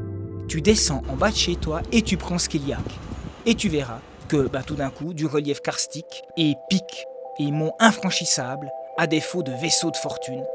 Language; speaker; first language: French; native; French